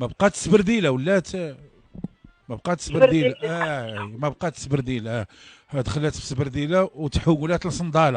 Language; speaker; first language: Arabic; native; Arabic